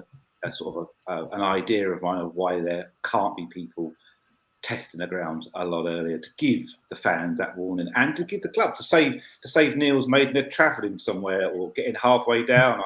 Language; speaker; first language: English; native; English